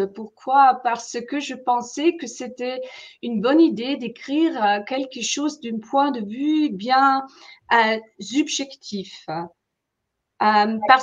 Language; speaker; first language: French; non-native, fluent; German